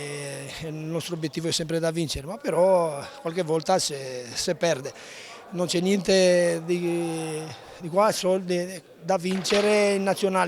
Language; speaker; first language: Italian; non-native, local second language; Romanian